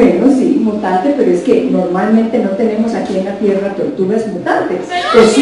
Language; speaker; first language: Spanish; native; Spanish